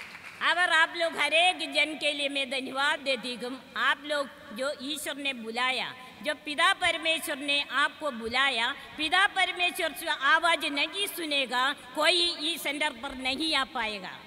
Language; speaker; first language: Hindi; non-native, local second language; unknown